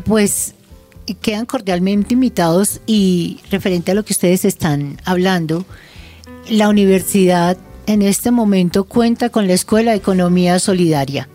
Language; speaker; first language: Spanish; native; Spanish